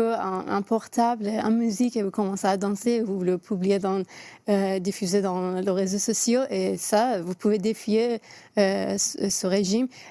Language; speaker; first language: French; non-native, fluent; Persian